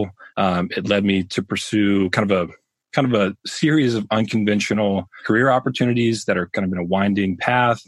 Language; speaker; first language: English; native; English